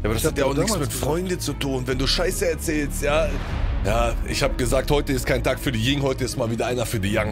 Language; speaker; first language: German; native; German